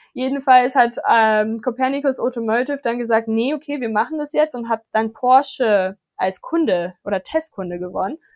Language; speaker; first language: German; non-native, fluent; English